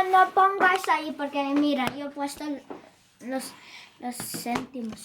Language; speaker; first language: Spanish; early bilingual, other home language; Filipino